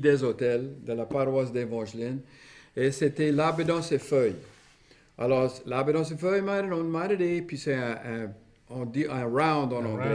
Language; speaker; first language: French; non-native, local second language; English